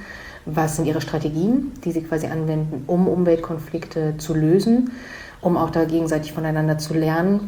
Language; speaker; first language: German; native; German